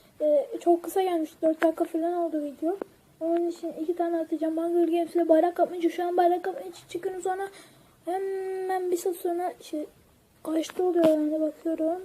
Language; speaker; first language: Turkish; native; Turkish